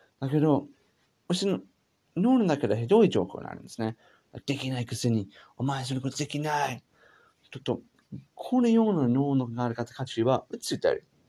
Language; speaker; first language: Japanese; non-native, learner; English